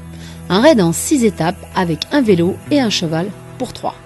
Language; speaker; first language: French; native; French